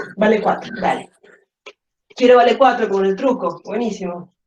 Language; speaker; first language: Spanish; native; Spanish